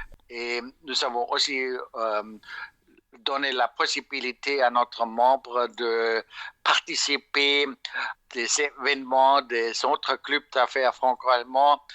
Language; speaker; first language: French; non-native, fluent; German